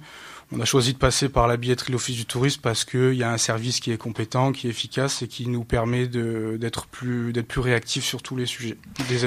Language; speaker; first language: French; native; French